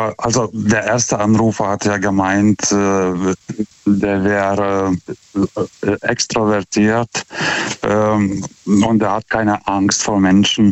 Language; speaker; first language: German; non-native, fluent; Lithuanian